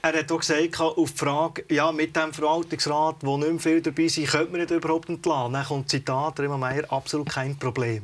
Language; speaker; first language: German; native; German